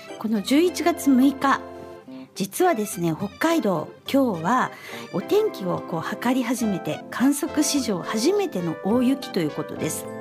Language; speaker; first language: Japanese; native; Japanese